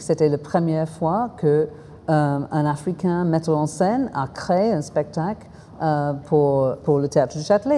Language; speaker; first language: French; non-native, fluent; English